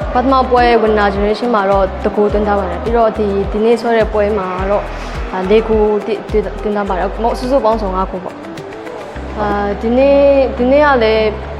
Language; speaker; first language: Burmese; non-native, local second language; Kachin